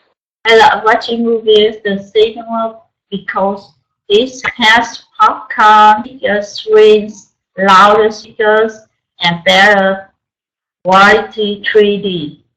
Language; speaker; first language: English; non-native, learner; Vietnamese